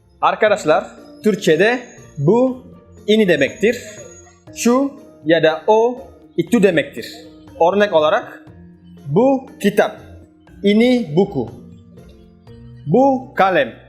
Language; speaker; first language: Turkish; non-native, fluent; Indonesian